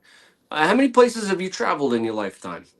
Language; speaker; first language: English; native; English